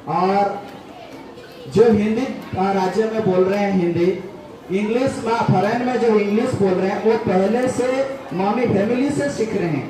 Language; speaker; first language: Hindi; non-native, local second language; Odia